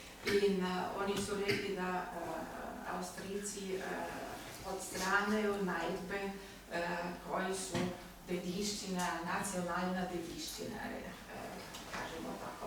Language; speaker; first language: Slovenian; non-native, learner; German